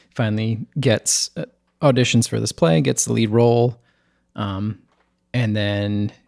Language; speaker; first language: English; native; English